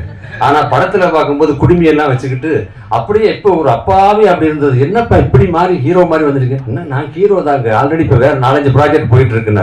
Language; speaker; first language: Tamil; native; Tamil